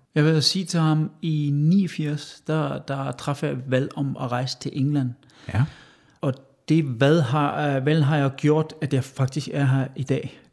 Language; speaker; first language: Danish; non-native, fluent; German